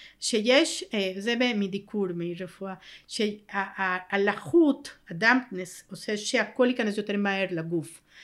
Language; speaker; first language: Hebrew; non-native, fluent; Spanish